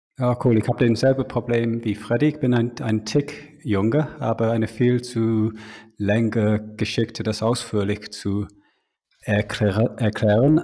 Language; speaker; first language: German; non-native, fluent; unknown